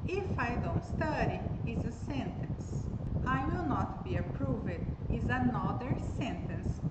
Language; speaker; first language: English; non-native, fluent; Portuguese